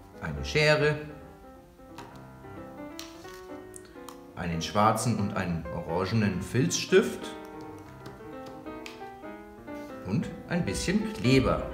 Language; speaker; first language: German; native; German